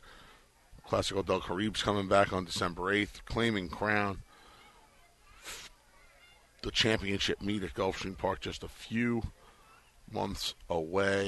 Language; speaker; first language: English; native; English